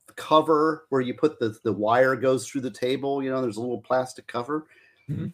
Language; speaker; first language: English; native; English